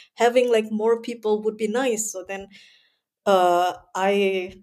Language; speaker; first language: English; non-native, fluent; Indonesian